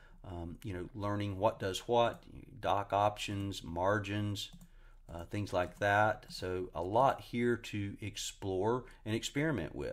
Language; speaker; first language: English; native; English